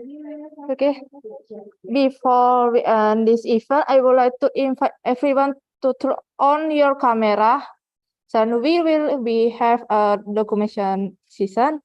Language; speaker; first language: English; non-native, fluent; Indonesian